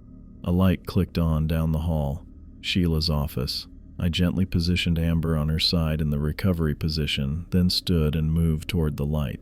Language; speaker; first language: English; native; English